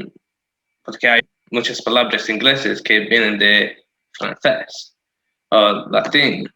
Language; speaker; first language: Spanish; non-native, fluent; English